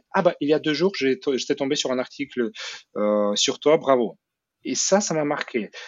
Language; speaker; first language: French; non-native, fluent; Ukrainian